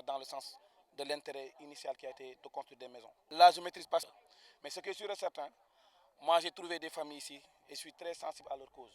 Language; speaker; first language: French; non-native, local second language; Wolof